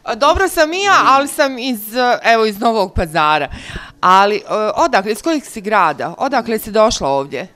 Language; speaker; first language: Croatian; native; Croatian